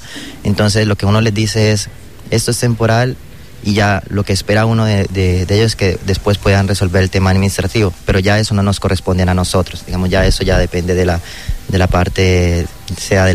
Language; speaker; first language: Spanish; native; Spanish